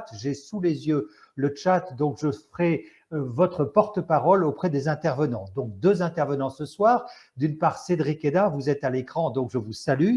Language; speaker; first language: French; native; French